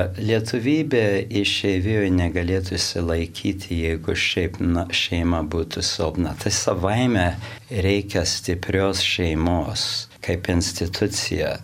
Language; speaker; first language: Lithuanian; early bilingual, heritage; Lithuanian